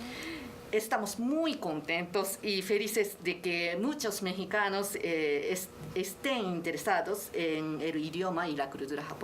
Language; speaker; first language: Spanish; non-native, learner; Japanese